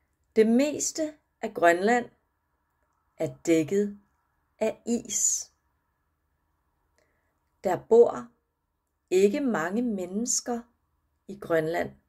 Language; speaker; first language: Danish; non-native, fluent; Japanese